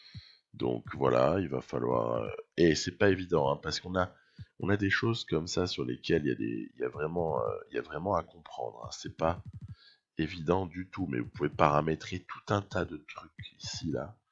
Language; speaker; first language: French; native; French